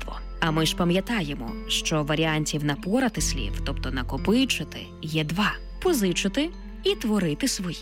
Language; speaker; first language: Ukrainian; native; Ukrainian